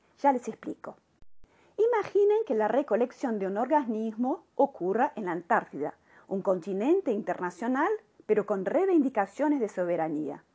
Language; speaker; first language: Spanish; non-native, fluent; Portuguese